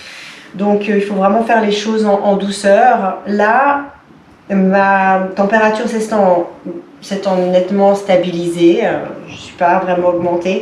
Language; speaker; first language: French; native; French